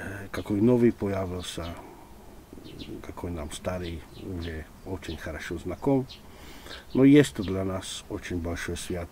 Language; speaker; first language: Russian; non-native, fluent; Czech